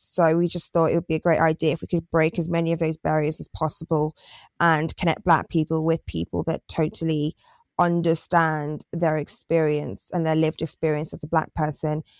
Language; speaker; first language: English; native; English